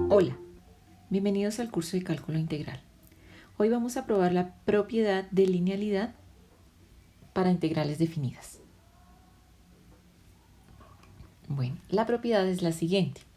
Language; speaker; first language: Spanish; native; Spanish